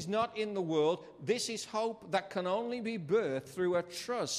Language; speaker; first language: English; native; English